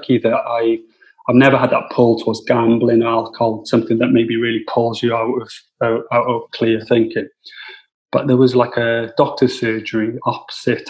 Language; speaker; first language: English; native; English